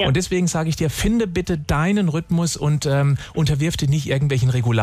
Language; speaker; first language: German; native; German